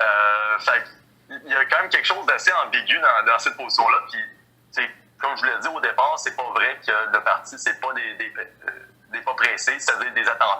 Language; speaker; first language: French; native; French